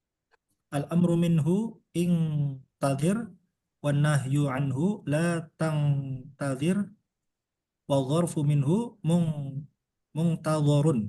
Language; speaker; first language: Arabic; non-native, learner; Indonesian